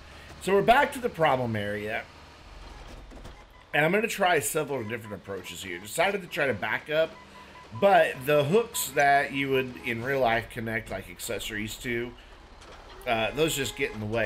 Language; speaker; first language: English; native; English